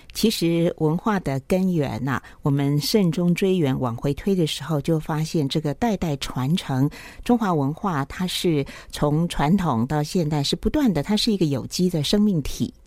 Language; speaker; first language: Chinese; native; Chinese